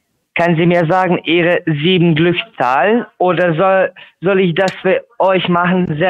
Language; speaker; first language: German; non-native, learner; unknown